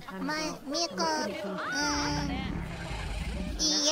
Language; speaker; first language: Japanese; native; Japanese